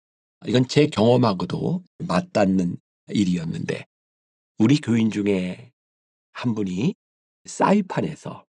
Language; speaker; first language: Korean; native; Korean